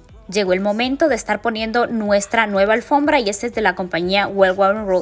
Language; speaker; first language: Spanish; native; Spanish